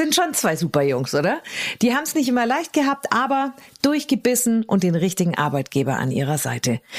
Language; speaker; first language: German; native; German